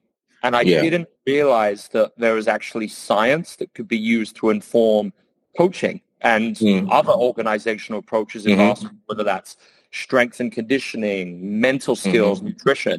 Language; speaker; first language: English; native; English